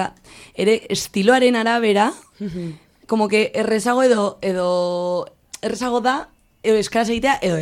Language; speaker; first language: Basque; non-native, local second language; Spanish